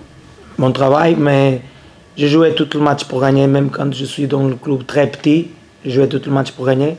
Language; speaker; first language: French; non-native, learner; Portuguese